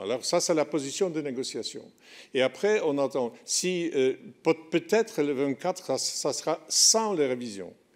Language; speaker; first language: French; non-native, fluent; Polish